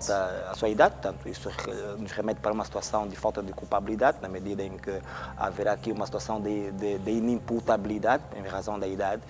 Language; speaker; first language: Portuguese; native; Portuguese